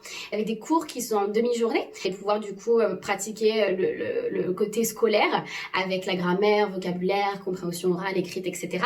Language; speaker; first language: French; native; French